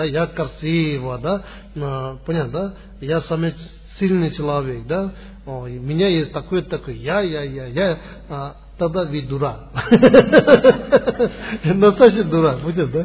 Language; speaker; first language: Russian; non-native, learner; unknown